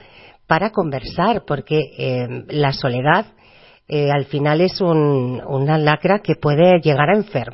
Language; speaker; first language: Spanish; native; Spanish